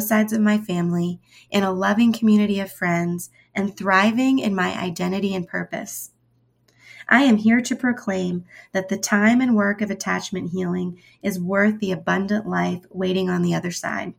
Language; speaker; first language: English; early bilingual, other home language; Spanish